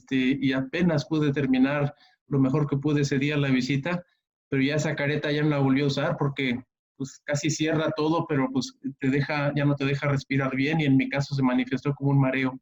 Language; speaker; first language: Spanish; native; Spanish